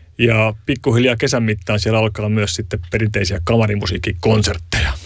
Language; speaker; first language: Finnish; native; Finnish